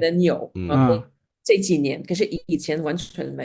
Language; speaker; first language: Chinese; non-native, fluent; Spanish